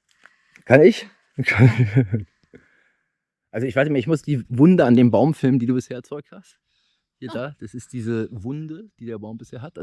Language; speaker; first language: German; native; German